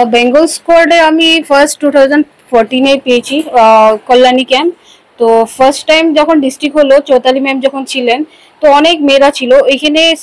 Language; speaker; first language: Bangla; non-native, local second language; Hindi